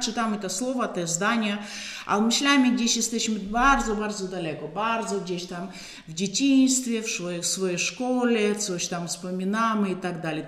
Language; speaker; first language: Polish; non-native, fluent; Russian